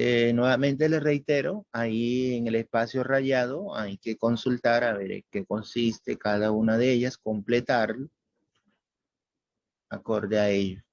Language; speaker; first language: Spanish; native; Spanish